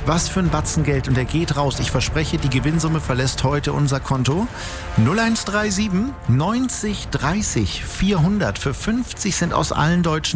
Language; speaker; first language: German; native; German